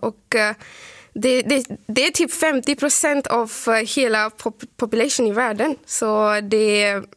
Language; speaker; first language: Swedish; non-native, fluent; Arabic